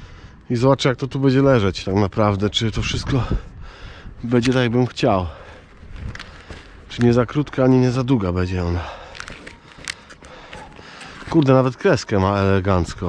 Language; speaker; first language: Polish; native; Polish